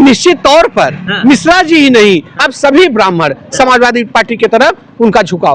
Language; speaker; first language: Hindi; native; Hindi